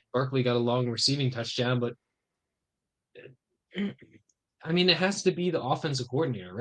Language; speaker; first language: English; native; English